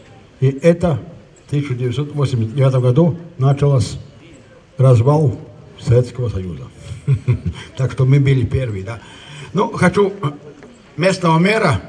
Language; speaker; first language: Russian; non-native, local second language; Latvian